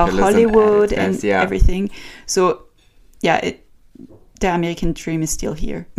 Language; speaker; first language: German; non-native, learner; French